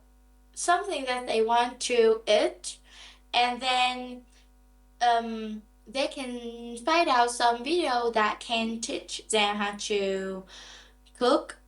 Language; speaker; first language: English; non-native, learner; Vietnamese